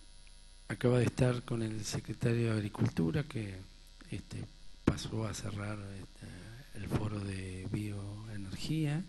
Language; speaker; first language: Spanish; native; Spanish